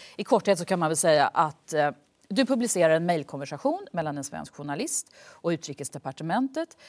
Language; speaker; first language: Swedish; native; Swedish